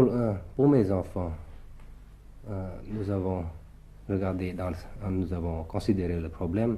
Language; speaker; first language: French; early bilingual, other home language; Thai